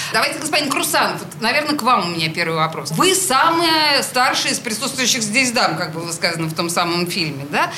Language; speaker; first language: Russian; native; Russian